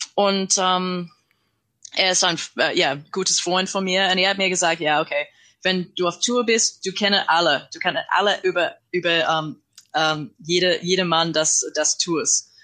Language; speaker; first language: German; non-native, learner; English